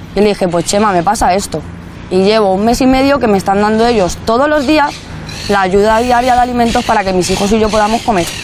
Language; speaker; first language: Spanish; native; Spanish